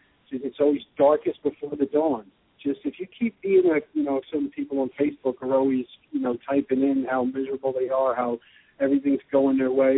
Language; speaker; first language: English; native; English